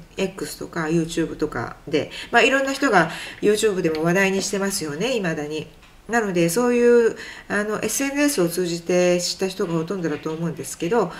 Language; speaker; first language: Japanese; native; Japanese